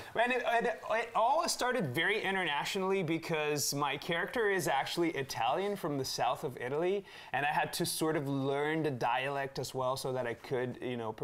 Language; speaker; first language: English; early bilingual, other home language; Portuguese